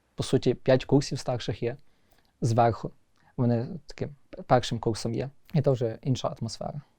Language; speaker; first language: Ukrainian; native; Ukrainian